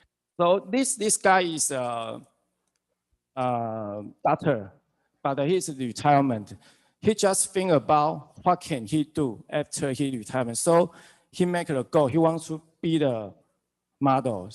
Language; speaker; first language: English; non-native, learner; Chinese